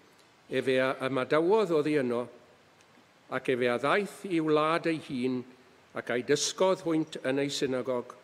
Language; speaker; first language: Welsh; native; Welsh